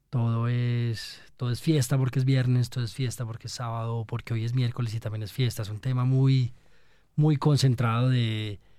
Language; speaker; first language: Spanish; native; Spanish